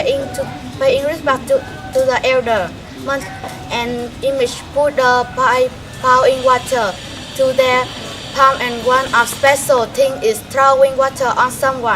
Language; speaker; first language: English; non-native, learner; Vietnamese